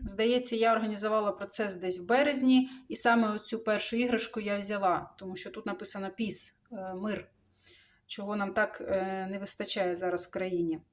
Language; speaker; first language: Ukrainian; non-native, local second language; Russian